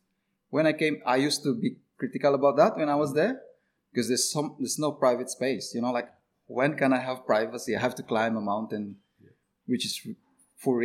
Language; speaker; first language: English; non-native, local second language; Cebuano